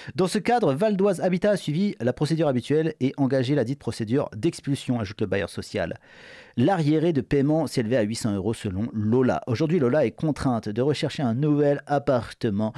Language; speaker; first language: French; native; French